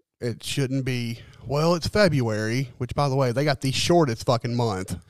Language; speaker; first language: English; native; English